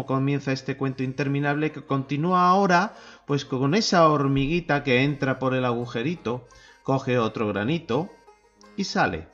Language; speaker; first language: Spanish; native; Spanish